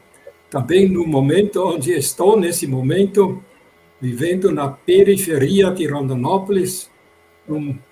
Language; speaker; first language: Portuguese; non-native, fluent; German